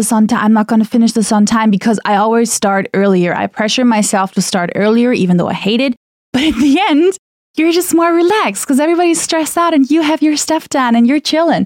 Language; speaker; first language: English; non-native, fluent; German